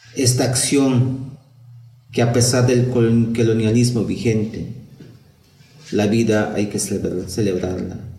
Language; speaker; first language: Spanish; non-native, local second language; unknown